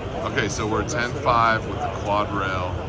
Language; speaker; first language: English; native; English